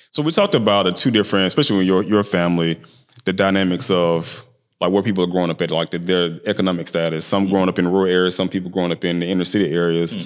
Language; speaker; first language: English; native; English